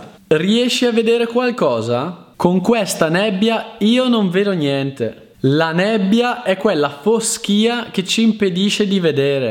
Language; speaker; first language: Italian; native; Italian